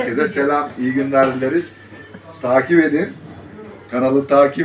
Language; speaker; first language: Turkish; native; Turkish